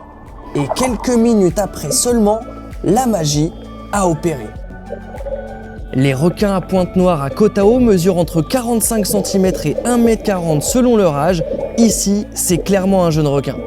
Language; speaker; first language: French; native; French